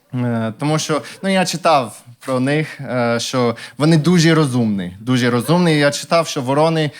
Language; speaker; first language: Ukrainian; non-native, fluent; English